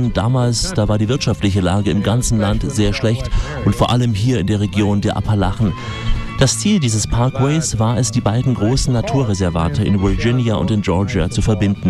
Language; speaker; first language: German; native; German